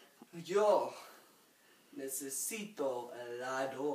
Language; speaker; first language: Spanish; non-native, learner; English